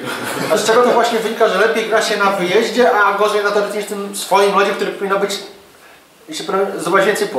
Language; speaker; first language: Polish; native; Polish